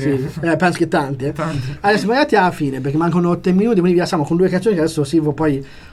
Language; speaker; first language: Italian; native; Italian